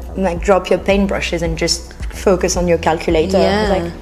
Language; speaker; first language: English; non-native, fluent; French